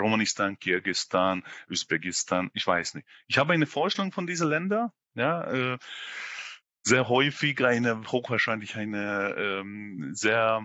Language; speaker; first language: German; non-native, fluent; Hungarian